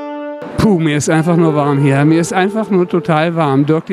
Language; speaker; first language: German; native; German